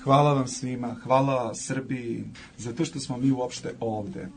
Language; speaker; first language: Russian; non-native, learner; Serbian